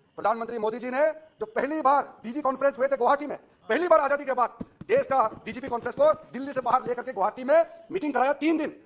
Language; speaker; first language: Hindi; non-native, local second language; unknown